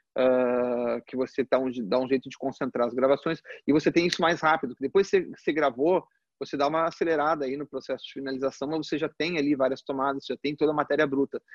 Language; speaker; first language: Portuguese; early bilingual, other home language; Spanish